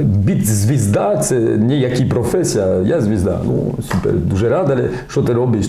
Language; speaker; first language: Ukrainian; non-native, learner; French